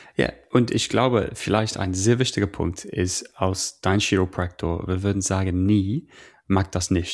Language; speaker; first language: German; non-native, learner; English